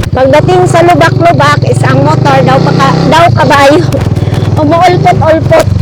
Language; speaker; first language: Filipino; non-native, local second language; Masbatenyo